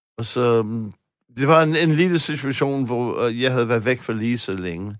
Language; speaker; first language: Danish; non-native, fluent; English